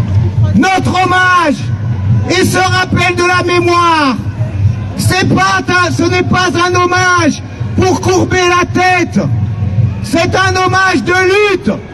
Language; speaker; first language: French; native; French